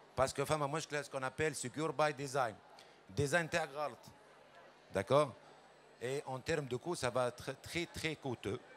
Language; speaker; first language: French; non-native, local second language; Arabic